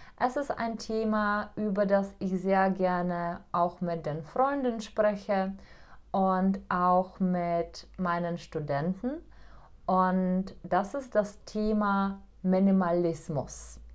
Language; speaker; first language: German; non-native, fluent; Czech